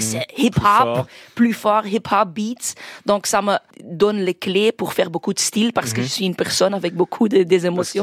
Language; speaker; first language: French; non-native, local second language; Dutch